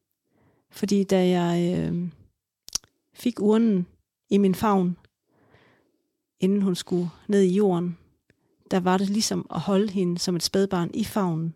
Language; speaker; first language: Danish; native; Danish